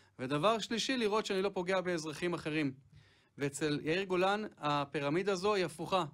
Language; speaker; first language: Hebrew; native; Hebrew